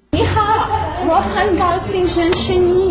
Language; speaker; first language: Chinese; non-native, learner; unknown